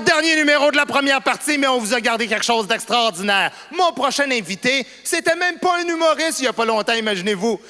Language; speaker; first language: French; native; French